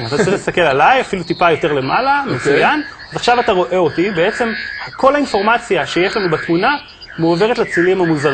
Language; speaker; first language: Hebrew; native; Hebrew